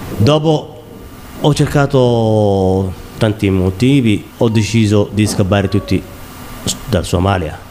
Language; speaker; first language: Italian; non-native, learner; Somali